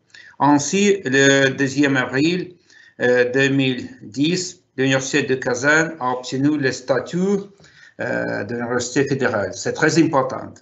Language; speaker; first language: French; non-native, fluent; Russian